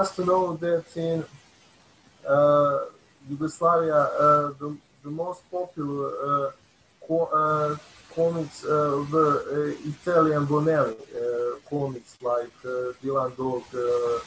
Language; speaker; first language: English; non-native, learner; Bosnian